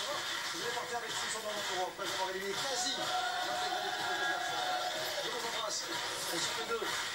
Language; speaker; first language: French; native; French